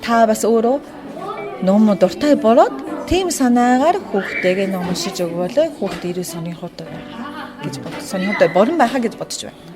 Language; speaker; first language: Mongolian; non-native, fluent; Japanese